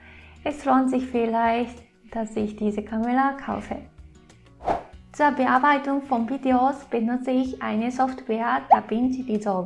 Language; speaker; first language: German; non-native, fluent; Japanese